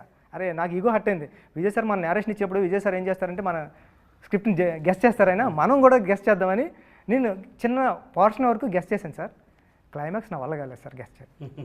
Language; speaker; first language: Telugu; native; Telugu